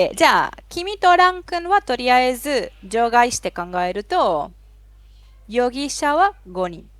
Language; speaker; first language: Japanese; non-native, fluent; Spanish